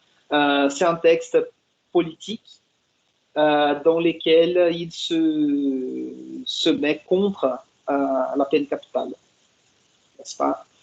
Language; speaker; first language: French; non-native, fluent; Portuguese